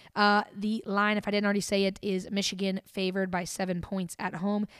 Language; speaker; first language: English; native; English